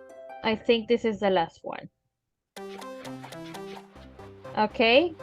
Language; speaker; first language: English; non-native, fluent; Spanish